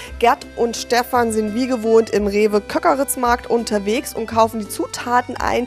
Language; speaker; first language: German; native; German